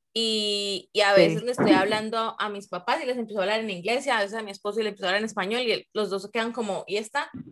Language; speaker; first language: Spanish; native; Spanish